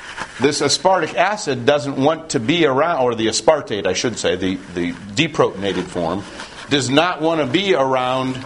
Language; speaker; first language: English; native; English